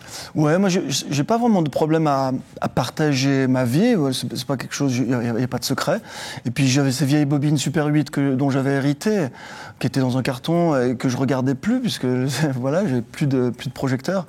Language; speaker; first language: French; native; French